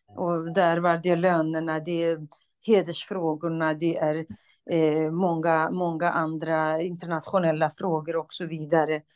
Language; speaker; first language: Swedish; non-native, fluent; Central Kurdish